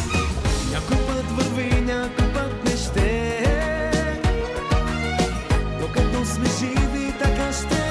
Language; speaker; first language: Bulgarian; native; Bulgarian